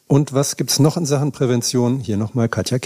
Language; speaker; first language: German; native; German